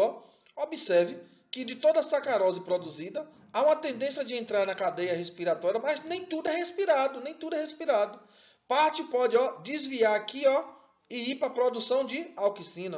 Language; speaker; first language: Portuguese; native; Portuguese